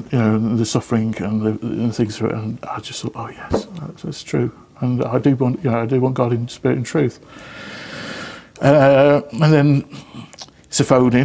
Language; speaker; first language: English; native; English